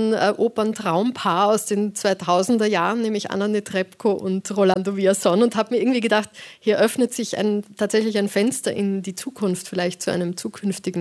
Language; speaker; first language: German; native; German